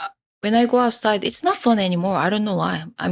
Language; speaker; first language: English; non-native, fluent; Korean